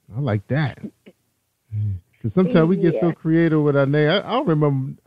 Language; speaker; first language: English; native; English